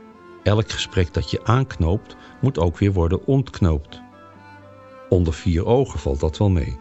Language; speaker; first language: Dutch; native; Dutch